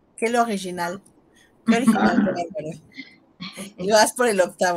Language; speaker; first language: Spanish; native; Spanish